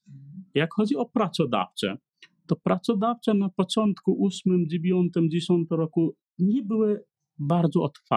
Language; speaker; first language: Polish; non-native, learner; Nepali